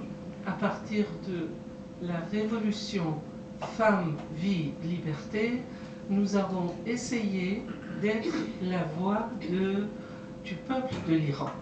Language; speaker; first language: French; non-native, fluent; Persian